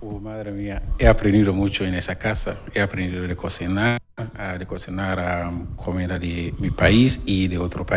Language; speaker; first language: Spanish; non-native, fluent; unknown